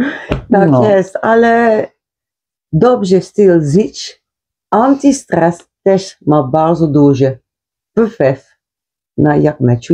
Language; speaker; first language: Polish; non-native, learner; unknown